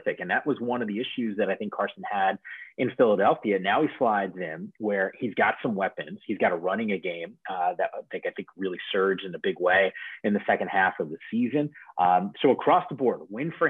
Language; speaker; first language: English; native; English